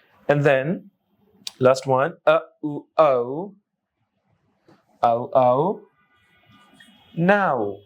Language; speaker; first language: English; non-native, local second language; Bangla